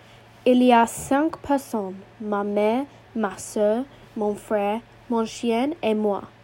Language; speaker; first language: French; non-native, learner; English